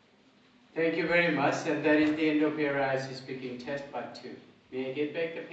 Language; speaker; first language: English; non-native, local second language; Bangla